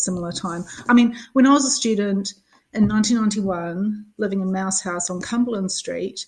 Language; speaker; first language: English; native; English